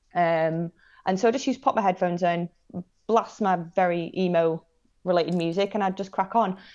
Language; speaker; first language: English; native; English